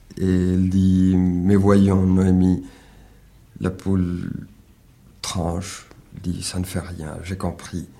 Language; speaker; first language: French; early bilingual, other home language; Spanish